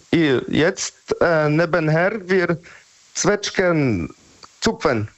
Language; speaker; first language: German; non-native, learner; Polish